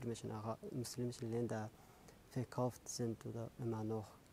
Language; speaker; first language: German; non-native, fluent; Kurdish